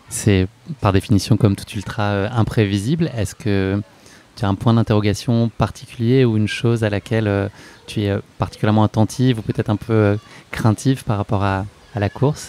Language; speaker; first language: French; native; French